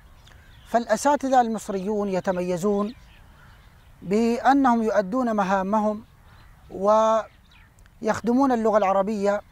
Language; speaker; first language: Arabic; non-native, fluent; Urdu